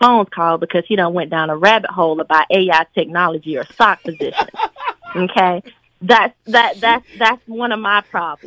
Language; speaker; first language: English; native; English